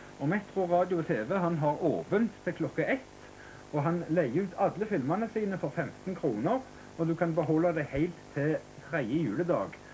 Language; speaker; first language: Norwegian; native; Norwegian